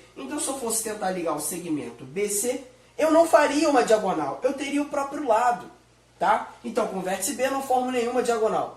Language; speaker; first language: Portuguese; native; Portuguese